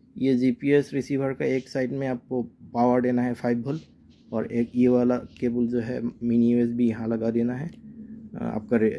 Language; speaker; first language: Hindi; non-native, local second language; Assamese